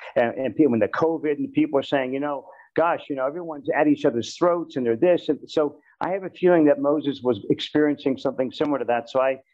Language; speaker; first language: English; native; English